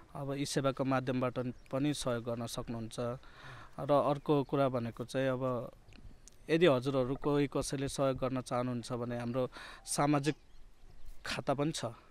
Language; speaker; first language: Nepali; native; Nepali